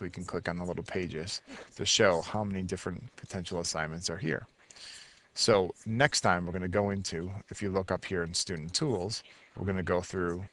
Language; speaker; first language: English; native; English